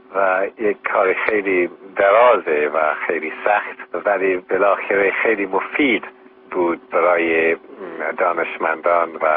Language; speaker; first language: Persian; non-native, fluent; English